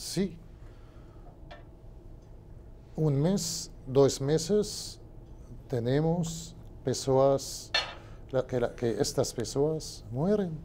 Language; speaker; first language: Portuguese; non-native, learner; Spanish